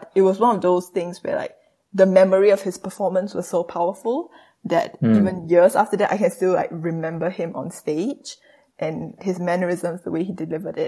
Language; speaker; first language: English; native; English